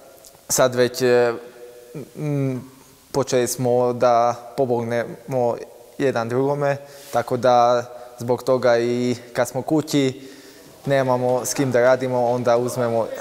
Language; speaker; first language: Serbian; non-native, local second language; Hungarian